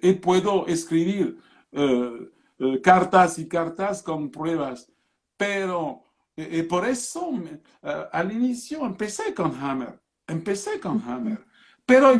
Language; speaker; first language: Spanish; non-native, fluent; French